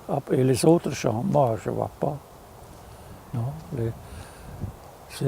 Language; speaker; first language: French; non-native, fluent; German